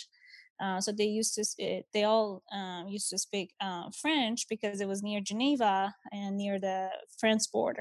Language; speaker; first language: English; non-native, fluent; Persian